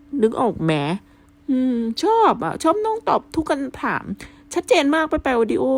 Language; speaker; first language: Thai; native; Thai